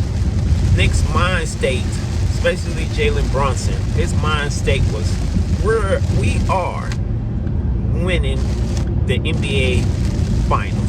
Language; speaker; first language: English; native; English